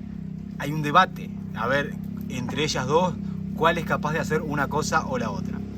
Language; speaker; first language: Spanish; native; Spanish